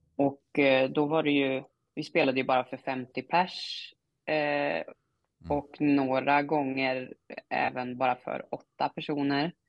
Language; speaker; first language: Swedish; native; Swedish